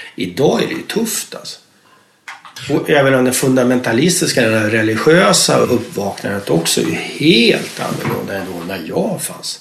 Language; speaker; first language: Swedish; native; Swedish